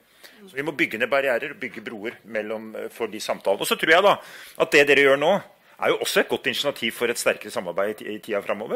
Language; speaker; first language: Norwegian; native; Norwegian